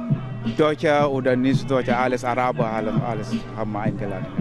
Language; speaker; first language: German; non-native, learner; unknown